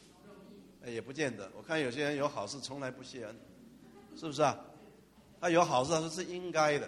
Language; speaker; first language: Chinese; native; Chinese